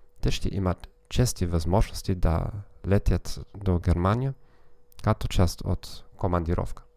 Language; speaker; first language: Macedonian; non-native, learner; German